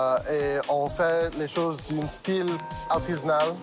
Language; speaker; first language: French; non-native, local second language; English